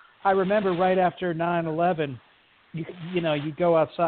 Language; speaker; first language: English; native; English